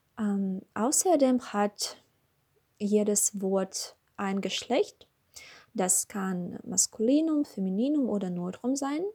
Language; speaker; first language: German; non-native, learner; Russian